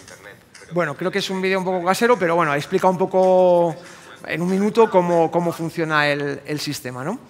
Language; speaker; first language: Spanish; native; Spanish